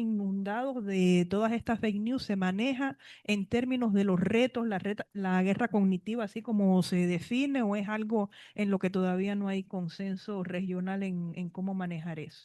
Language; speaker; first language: Spanish; native; Spanish